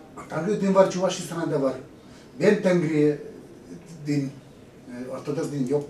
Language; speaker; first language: Turkish; non-native, learner; Chuvash